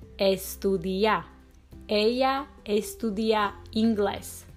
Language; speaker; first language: Spanish; non-native, fluent; Slovak